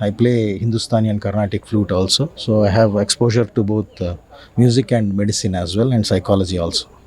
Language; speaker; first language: English; non-native, local second language; Telugu